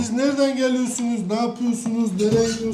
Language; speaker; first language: Turkish; native; Turkish